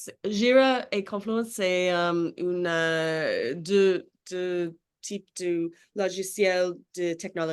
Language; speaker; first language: French; non-native, learner; English